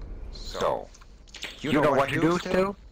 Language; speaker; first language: English; non-native, learner; German